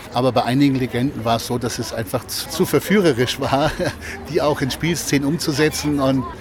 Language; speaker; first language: German; native; German